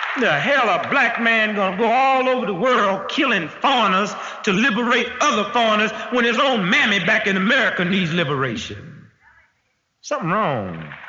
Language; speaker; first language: English; native; English